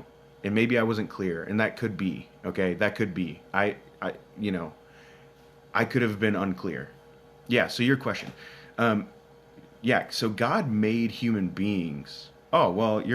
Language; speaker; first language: English; native; English